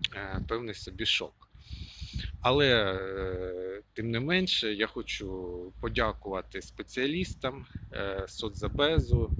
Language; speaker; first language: Ukrainian; non-native, local second language; Russian